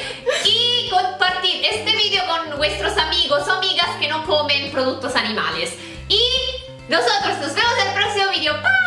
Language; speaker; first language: Spanish; non-native, fluent; Italian